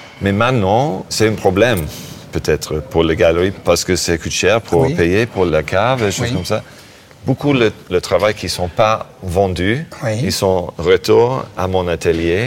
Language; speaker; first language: French; non-native, learner; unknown